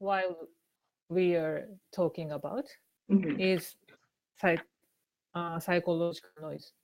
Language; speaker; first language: English; non-native, learner; Japanese